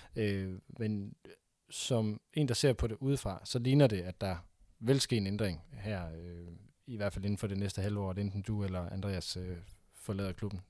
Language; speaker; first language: Danish; native; Danish